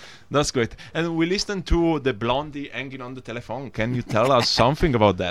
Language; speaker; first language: English; non-native, fluent; Italian